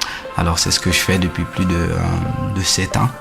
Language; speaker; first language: French; early bilingual, other home language; Haitian Creole